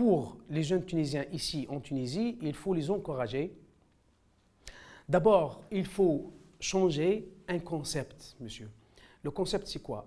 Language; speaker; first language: French; non-native, local second language; Arabic